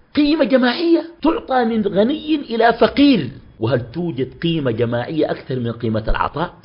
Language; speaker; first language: Arabic; native; Arabic